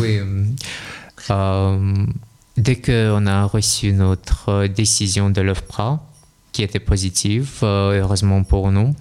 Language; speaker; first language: French; non-native, learner; Russian